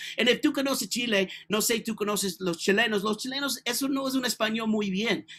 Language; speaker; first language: Spanish; non-native, learner; English